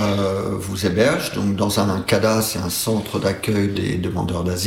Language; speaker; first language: French; native; French